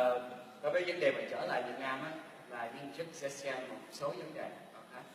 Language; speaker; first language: Vietnamese; early bilingual, heritage; Vietnamese